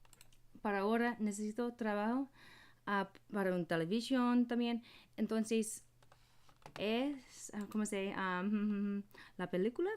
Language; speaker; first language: Spanish; non-native, learner; English